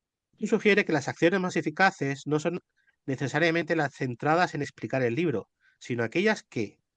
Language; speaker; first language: Spanish; native; Spanish